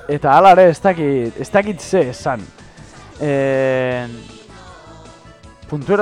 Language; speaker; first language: Basque; native; Basque